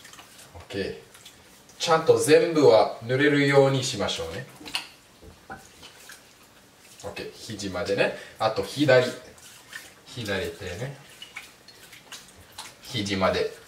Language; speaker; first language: Japanese; non-native, fluent; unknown